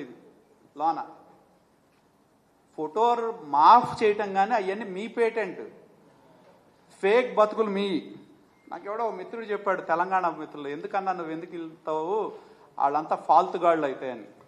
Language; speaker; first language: Telugu; native; Telugu